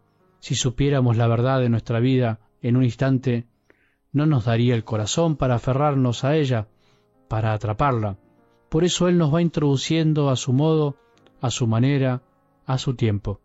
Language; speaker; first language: Spanish; native; Spanish